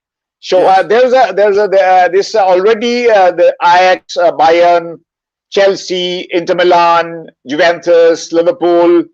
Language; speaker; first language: English; non-native, local second language; Bangla